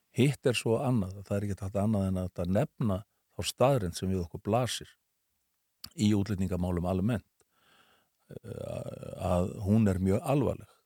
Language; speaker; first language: Icelandic; native; Icelandic